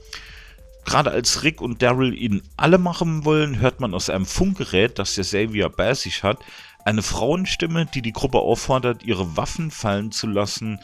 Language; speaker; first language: German; native; German